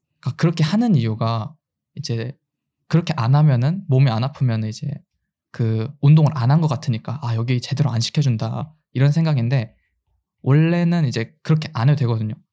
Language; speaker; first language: Korean; early bilingual, heritage; Korean